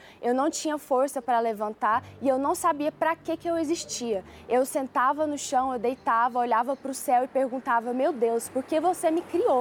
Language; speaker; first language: Portuguese; early bilingual, other home language; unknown